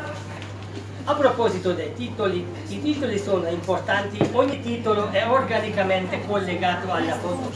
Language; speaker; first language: Italian; non-native, fluent; Hungarian